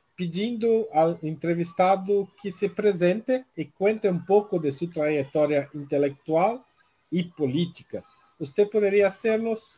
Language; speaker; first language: Spanish; non-native, learner; Portuguese